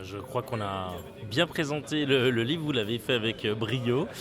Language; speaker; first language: French; native; French